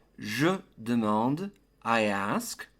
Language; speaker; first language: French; non-native, fluent; English